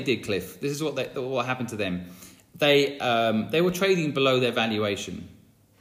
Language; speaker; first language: English; native; English